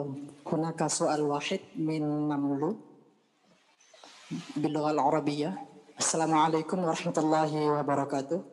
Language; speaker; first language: Arabic; non-native, fluent; Indonesian